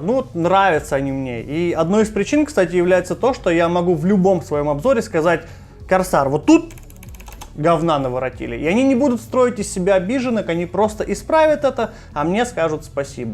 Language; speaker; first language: Russian; native; Russian